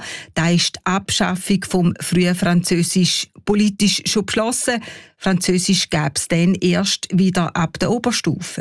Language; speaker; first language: German; native; German